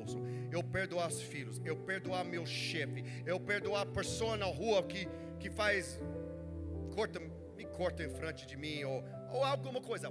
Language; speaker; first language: Portuguese; non-native, learner; English